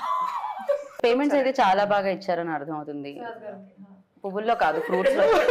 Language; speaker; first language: Telugu; native; Telugu